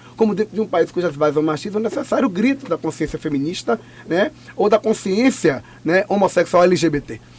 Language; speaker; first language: Portuguese; native; Portuguese